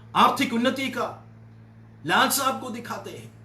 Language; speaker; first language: Hindi; non-native, local second language; Malayalam